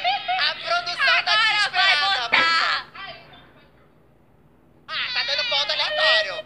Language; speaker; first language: Portuguese; native; Portuguese